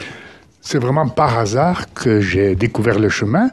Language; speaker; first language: French; native; French